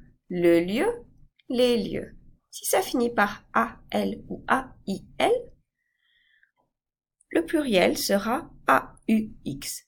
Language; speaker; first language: French; non-native, fluent; English